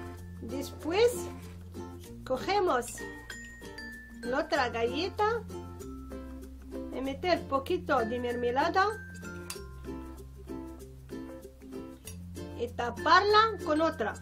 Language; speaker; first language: Spanish; non-native, fluent; Arabic